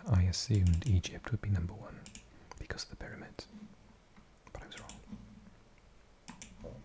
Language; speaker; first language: English; native; English